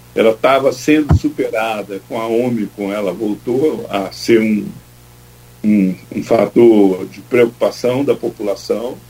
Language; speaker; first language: Portuguese; native; Portuguese